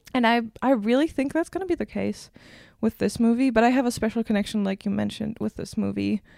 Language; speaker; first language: English; non-native, fluent; German